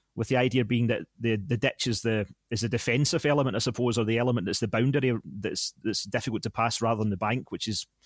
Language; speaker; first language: English; native; English